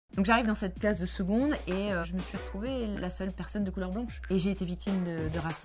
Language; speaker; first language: French; native; French